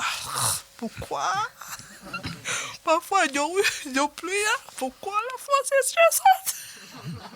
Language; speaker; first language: French; non-native, learner; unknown